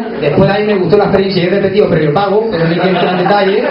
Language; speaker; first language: Spanish; native; Spanish